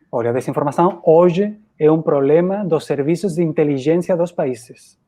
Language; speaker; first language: Portuguese; non-native, fluent; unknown